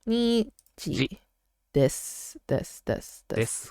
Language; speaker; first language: Japanese; non-native, learner; Vietnamese